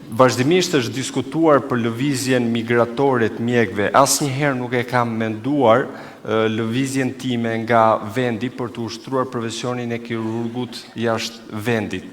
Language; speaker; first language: Albanian; native; Albanian